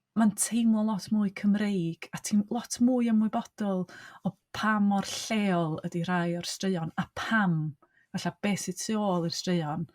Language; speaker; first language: Welsh; native; Welsh